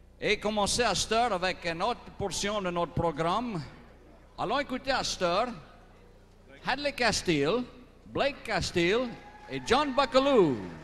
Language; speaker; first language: French; early bilingual, heritage; French